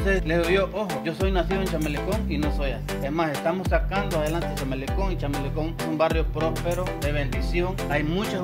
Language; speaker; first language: Spanish; native; Spanish